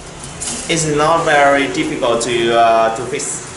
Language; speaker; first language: English; non-native, learner; Vietnamese